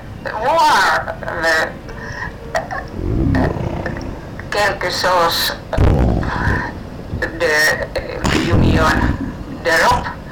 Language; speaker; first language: French; non-native, learner; Finnish